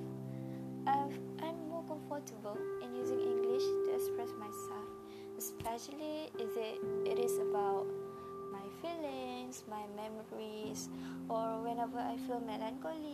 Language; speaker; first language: English; non-native, local second language; Malay